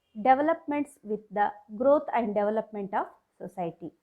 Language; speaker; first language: English; non-native, local second language; Kannada